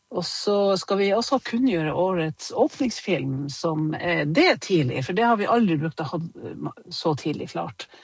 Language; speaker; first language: Norwegian; native; Norwegian